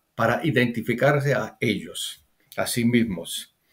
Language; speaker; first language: Spanish; non-native, fluent; English